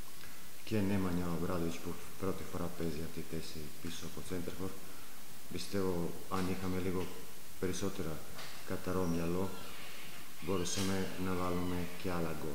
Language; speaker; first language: Greek; non-native, fluent; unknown